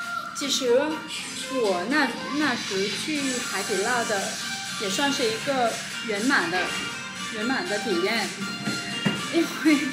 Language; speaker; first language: Chinese; non-native, fluent; Vietnamese